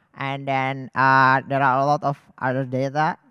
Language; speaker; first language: English; non-native, fluent; Indonesian